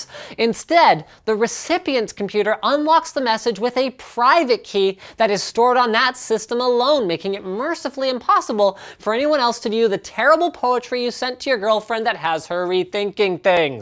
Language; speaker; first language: English; native; English